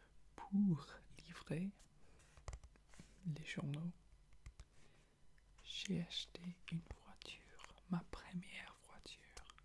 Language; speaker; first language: French; non-native, fluent; English